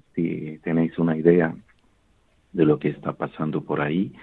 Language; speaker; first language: Spanish; non-native, fluent; Arabic